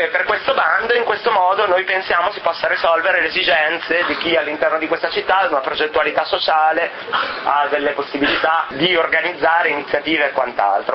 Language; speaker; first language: Italian; native; Italian